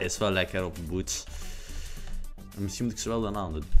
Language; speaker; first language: Dutch; native; Dutch